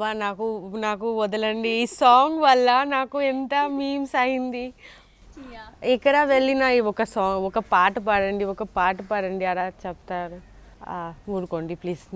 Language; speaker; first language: Telugu; non-native, learner; Bangla